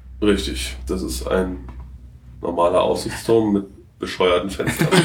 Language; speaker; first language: German; native; German